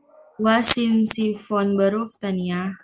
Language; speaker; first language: German; non-native, learner; Indonesian